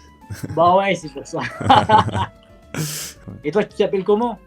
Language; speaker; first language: French; non-native, learner; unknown